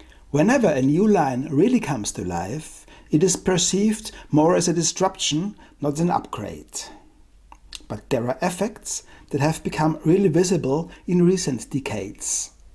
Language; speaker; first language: English; non-native, fluent; German